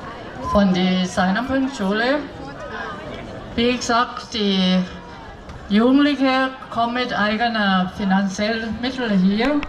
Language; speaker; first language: German; non-native, fluent; Thai